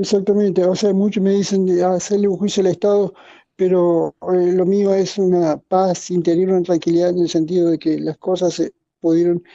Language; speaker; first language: Spanish; native; Spanish